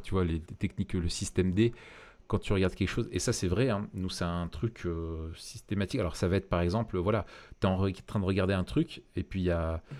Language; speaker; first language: French; native; French